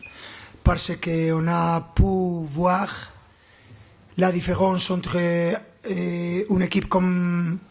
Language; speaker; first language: French; non-native, fluent; Spanish